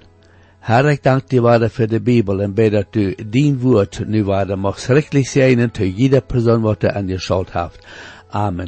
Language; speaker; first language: German; non-native, learner; Plautdietsch